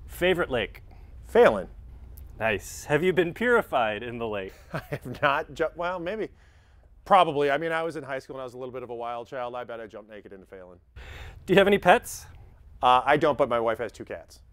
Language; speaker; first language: English; native; English